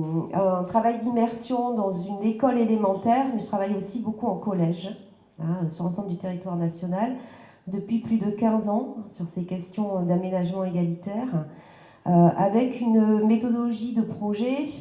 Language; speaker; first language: French; native; French